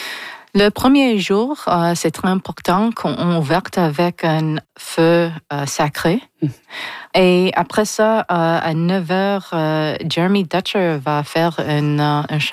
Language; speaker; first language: French; non-native, learner; English